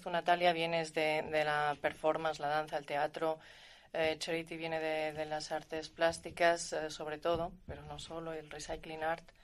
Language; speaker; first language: Spanish; native; Spanish